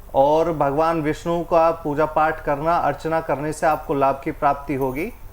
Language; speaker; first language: Hindi; native; Hindi